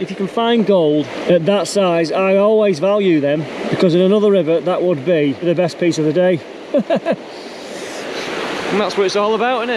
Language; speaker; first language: English; native; English